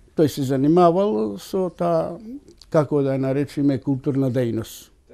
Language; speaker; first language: Macedonian; native; Macedonian